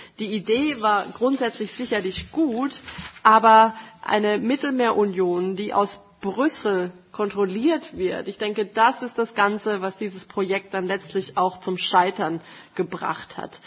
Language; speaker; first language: German; native; German